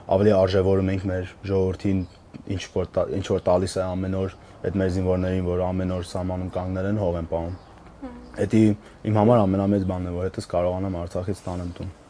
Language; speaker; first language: Armenian; early bilingual, heritage; Armenian